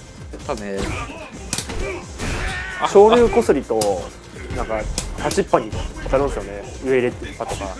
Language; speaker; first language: Japanese; native; Japanese